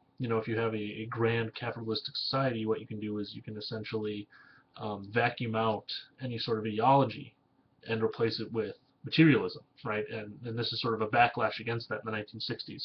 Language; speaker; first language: English; native; English